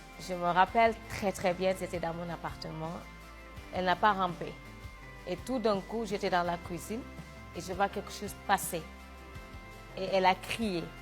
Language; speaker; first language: French; non-native, local second language; Wolof